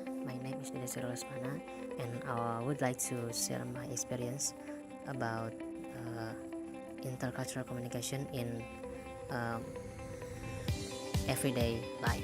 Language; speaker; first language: English; non-native, learner; Indonesian